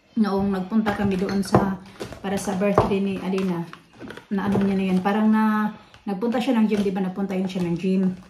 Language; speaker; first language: Filipino; non-native, local second language; Cebuano